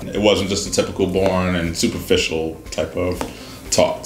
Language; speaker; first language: English; native; English